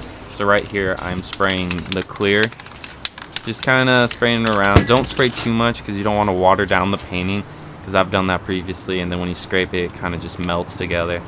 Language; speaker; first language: English; native; English